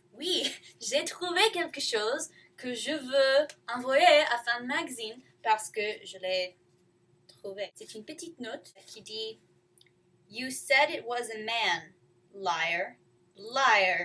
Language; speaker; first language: French; non-native, learner; English